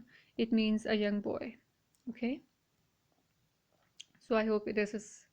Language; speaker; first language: English; non-native, local second language; Urdu